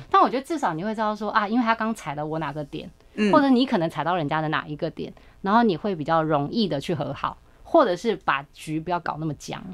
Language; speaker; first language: Chinese; native; Chinese